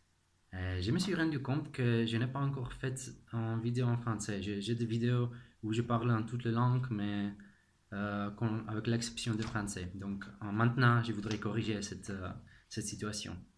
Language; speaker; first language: French; non-native, fluent; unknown